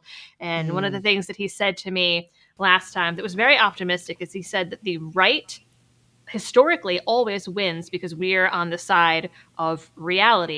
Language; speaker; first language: English; native; English